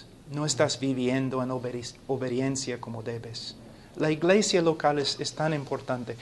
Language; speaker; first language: Spanish; non-native, fluent; English